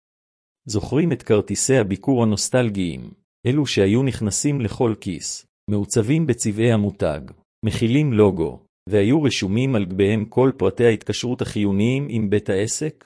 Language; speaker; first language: Hebrew; native; Hebrew